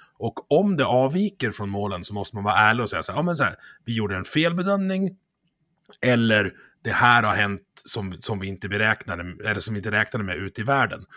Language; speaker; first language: Swedish; native; Swedish